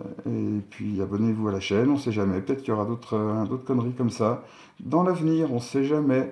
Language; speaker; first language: French; native; French